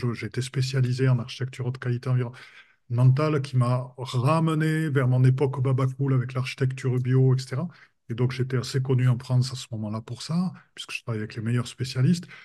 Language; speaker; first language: French; native; French